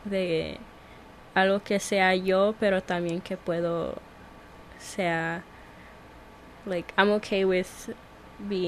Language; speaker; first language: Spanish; early bilingual, heritage; Spanish